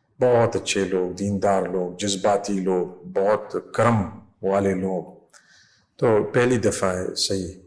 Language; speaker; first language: Urdu; non-native, fluent; English